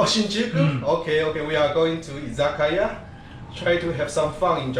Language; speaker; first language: English; non-native, fluent; Chinese